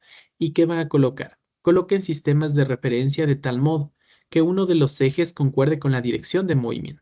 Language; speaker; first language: Spanish; native; Spanish